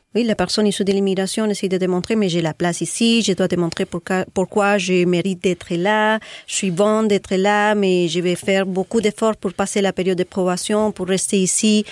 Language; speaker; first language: French; non-native, fluent; Spanish